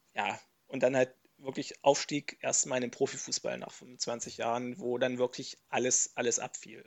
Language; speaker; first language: German; native; German